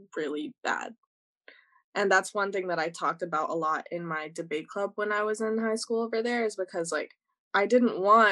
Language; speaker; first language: English; native; English